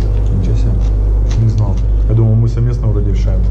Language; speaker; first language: Russian; native; Russian